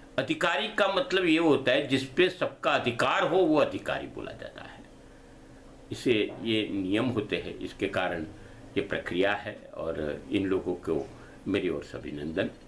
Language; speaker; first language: Hindi; non-native, local second language; Gujarati